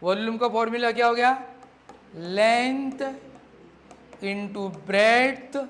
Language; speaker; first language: Hindi; non-native, local second language; Marathi